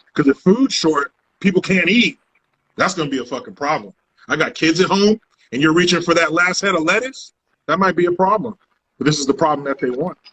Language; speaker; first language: English; native; English